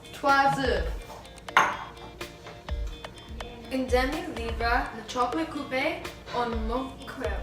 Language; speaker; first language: French; non-native, learner; English